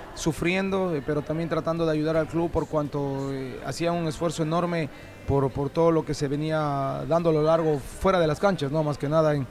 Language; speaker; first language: Spanish; native; Spanish